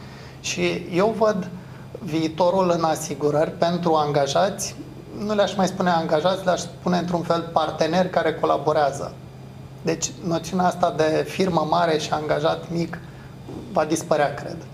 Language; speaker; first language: Romanian; native; Romanian